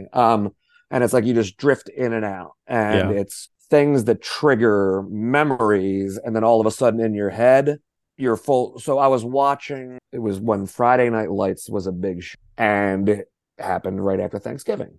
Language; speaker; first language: English; native; English